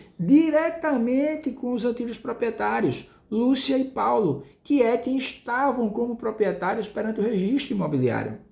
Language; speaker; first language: Portuguese; native; Portuguese